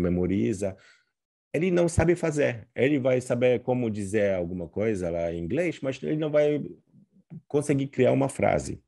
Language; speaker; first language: Portuguese; non-native, fluent; Polish